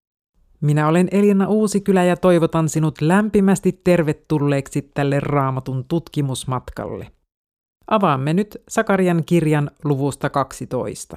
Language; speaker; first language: Finnish; native; Finnish